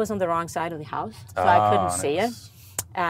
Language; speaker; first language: English; non-native, fluent; Swedish